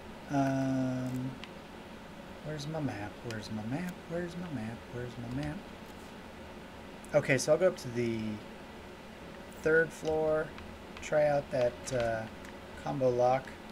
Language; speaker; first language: English; native; English